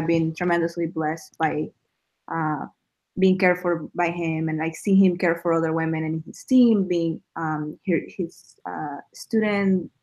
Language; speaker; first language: English; non-native, fluent; Spanish